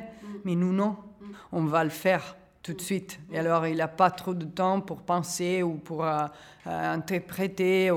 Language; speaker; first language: French; non-native, fluent; Italian